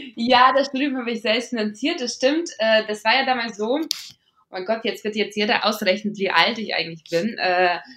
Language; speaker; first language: German; non-native, fluent; Latvian